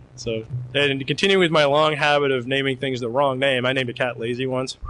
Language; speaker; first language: English; native; English